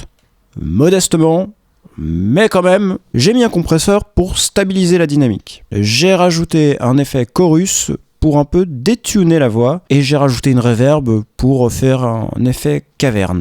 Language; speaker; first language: French; native; French